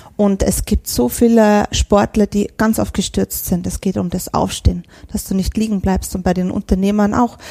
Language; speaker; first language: German; native; German